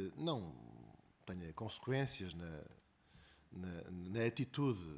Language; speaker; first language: Portuguese; native; Portuguese